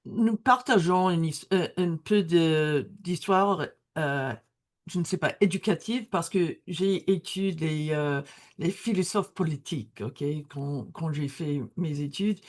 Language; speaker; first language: French; non-native, learner; English